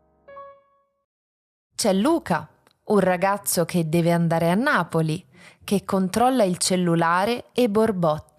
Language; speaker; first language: Italian; native; Italian